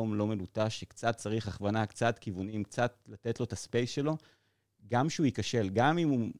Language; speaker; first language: Hebrew; native; Hebrew